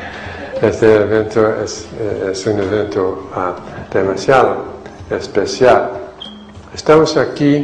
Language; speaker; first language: Spanish; non-native, fluent; English